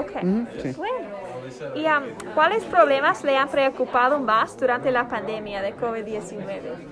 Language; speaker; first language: Spanish; non-native, fluent; English